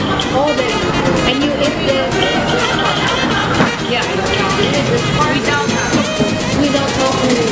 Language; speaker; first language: English; non-native, fluent; Indonesian